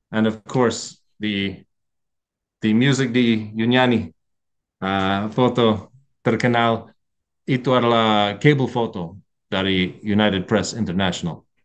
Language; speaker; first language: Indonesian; non-native, learner; English